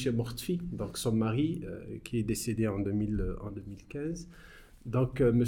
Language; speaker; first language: French; non-native, local second language; Arabic